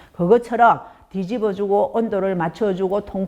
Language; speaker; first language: Korean; native; Korean